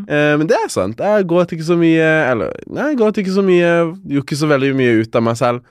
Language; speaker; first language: Norwegian; early bilingual, other home language; Kinyarwanda